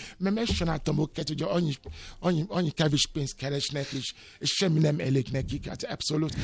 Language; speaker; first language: Hungarian; non-native, fluent; Yoruba